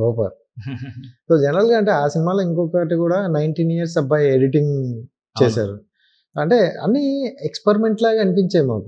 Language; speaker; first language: Telugu; native; Telugu